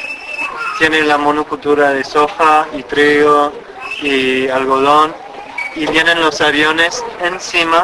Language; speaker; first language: Spanish; non-native, fluent; English